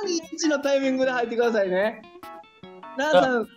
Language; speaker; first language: Japanese; native; Japanese